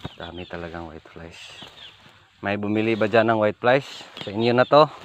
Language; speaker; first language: Filipino; non-native, local second language; Cebuano